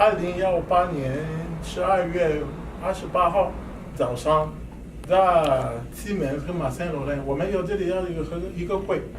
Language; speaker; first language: Chinese; non-native, learner; French